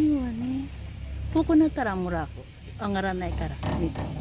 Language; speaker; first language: Japanese; non-native, learner; Filipino